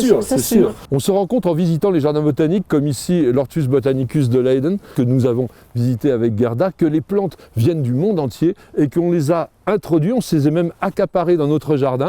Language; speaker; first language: French; native; French